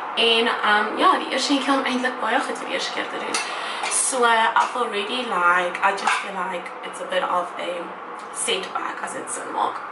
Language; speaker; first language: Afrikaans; native; Afrikaans